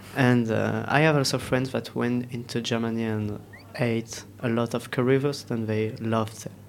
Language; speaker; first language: English; non-native, learner; French